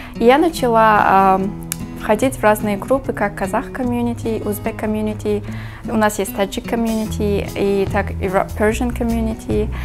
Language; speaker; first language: Russian; non-native, local second language; Tajik